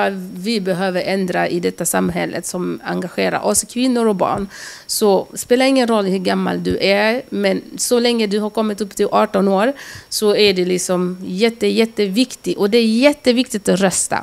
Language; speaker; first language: Swedish; early bilingual, other home language; Lingala